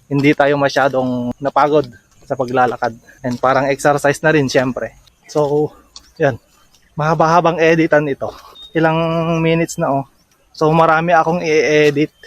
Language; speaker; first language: Filipino; non-native, local second language; Iloko